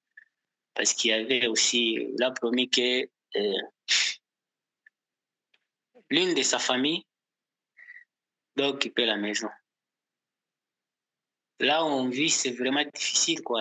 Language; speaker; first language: French; non-native, local second language; Portuguese